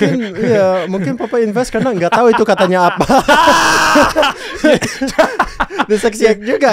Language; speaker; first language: Indonesian; non-native, local second language; English